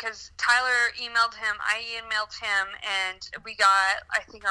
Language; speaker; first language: English; non-native, fluent; French